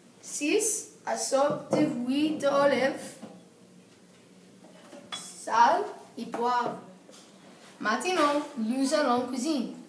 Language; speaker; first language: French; non-native, learner; English